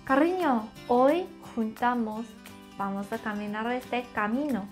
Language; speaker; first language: Spanish; non-native, learner; Korean